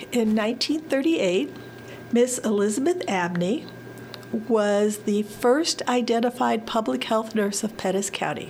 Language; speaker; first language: English; native; English